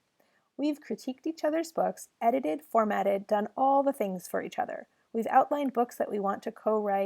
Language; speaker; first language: English; native; English